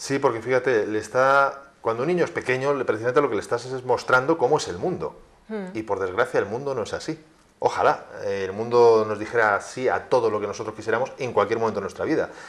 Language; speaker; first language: Spanish; native; Spanish